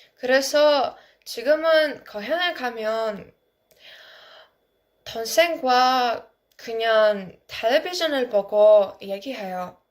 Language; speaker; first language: Korean; non-native, learner; Ukrainian